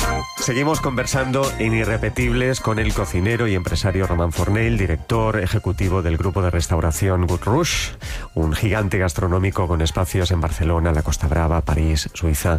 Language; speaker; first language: Spanish; native; Spanish